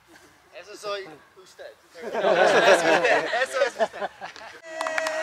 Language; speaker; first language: Spanish; non-native, learner; English